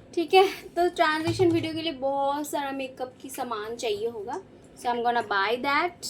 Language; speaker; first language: Hindi; non-native, local second language; Bangla